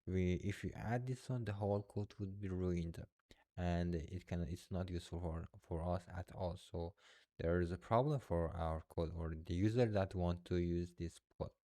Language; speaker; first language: English; non-native, fluent; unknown